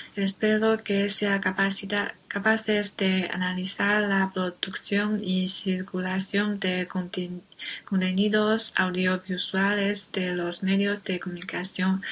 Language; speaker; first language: Spanish; non-native, learner; Chinese